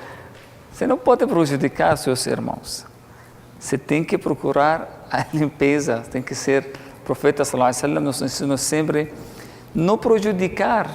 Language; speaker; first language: Portuguese; non-native, fluent; Arabic